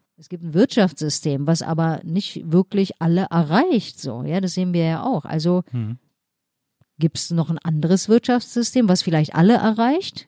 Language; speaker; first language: German; native; German